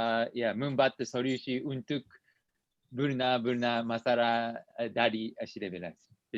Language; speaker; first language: Indonesian; non-native, learner; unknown